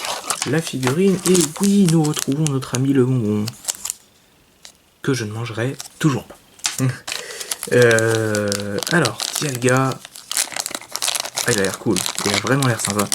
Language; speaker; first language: French; native; French